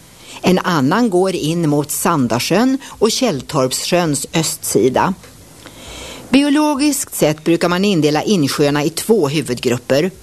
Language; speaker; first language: Swedish; native; Swedish